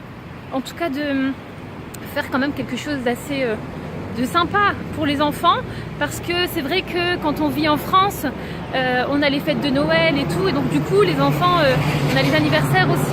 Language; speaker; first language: French; native; French